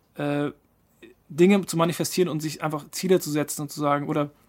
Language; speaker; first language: German; native; German